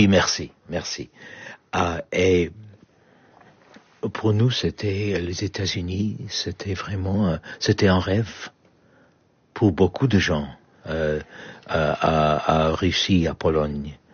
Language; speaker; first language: French; non-native, fluent; Polish